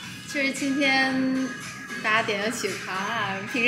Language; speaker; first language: Chinese; non-native, fluent; Vietnamese